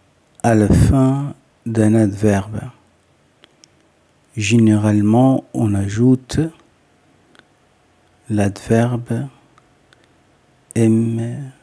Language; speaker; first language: French; non-native, learner; Arabic